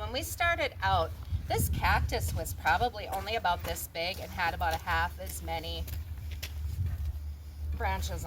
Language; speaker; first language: English; native; English